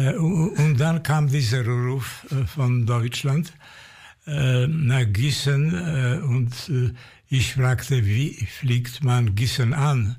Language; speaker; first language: German; non-native, fluent; Polish